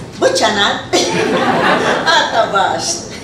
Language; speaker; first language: Hungarian; non-native, learner; English